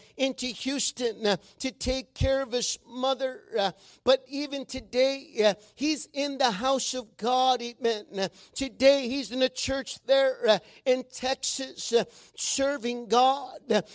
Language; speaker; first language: English; non-native, fluent; Spanish